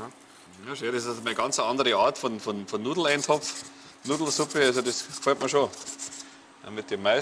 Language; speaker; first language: German; native; German